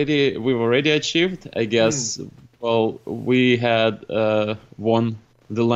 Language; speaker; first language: English; non-native, fluent; Russian